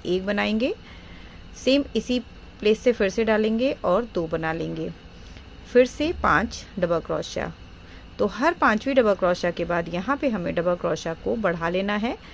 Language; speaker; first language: Hindi; native; Hindi